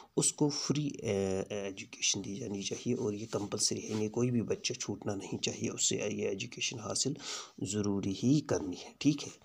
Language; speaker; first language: Urdu; non-native, local second language; Kashmiri